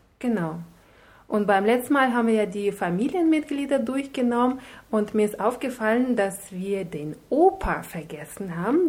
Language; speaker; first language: German; non-native, fluent; Russian